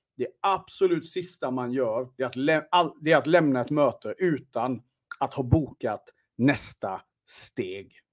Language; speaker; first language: Swedish; native; Swedish